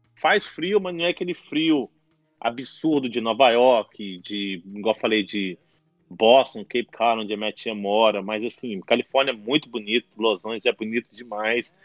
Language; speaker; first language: Portuguese; native; Portuguese